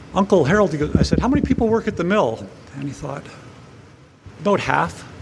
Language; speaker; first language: English; native; English